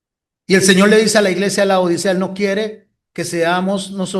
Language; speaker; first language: Spanish; native; Spanish